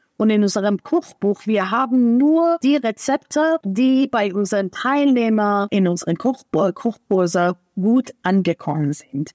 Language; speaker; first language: German; non-native, fluent; Persian